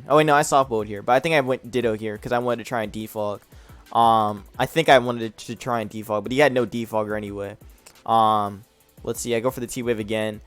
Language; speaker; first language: English; native; English